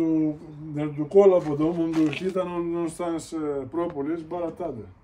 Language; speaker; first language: Swedish; non-native, fluent; Portuguese